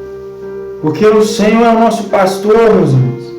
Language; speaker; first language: Portuguese; native; Portuguese